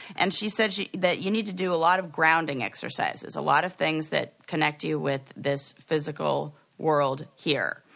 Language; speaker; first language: English; native; English